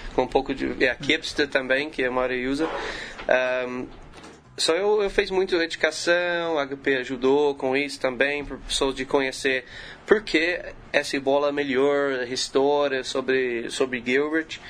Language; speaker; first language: Portuguese; non-native, learner; English